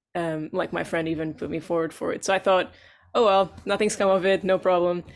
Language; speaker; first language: English; non-native, fluent; Portuguese